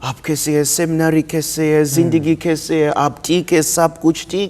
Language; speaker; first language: Hindi; non-native, learner; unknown